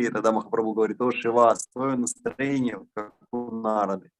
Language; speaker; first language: Russian; native; Russian